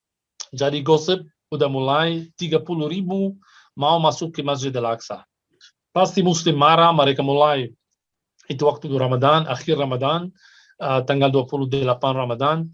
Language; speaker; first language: Indonesian; non-native, fluent; Arabic